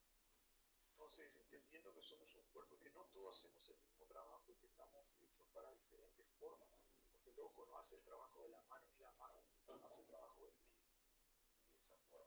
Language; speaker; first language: Spanish; native; Spanish